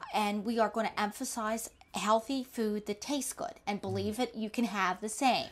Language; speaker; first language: English; native; English